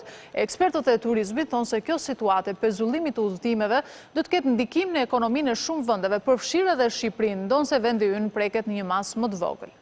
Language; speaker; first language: Albanian; native; Albanian